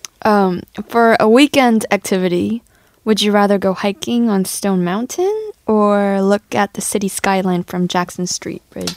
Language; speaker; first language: English; early bilingual, other home language; Korean